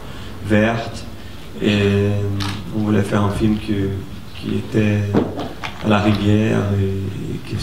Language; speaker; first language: French; non-native, fluent; Portuguese